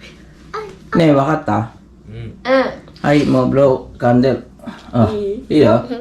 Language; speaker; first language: Japanese; non-native, fluent; Filipino